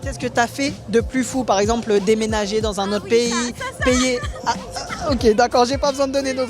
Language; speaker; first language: French; native; French